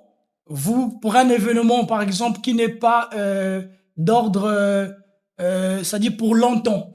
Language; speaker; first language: French; native; French